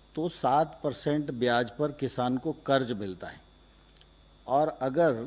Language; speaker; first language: Hindi; native; Hindi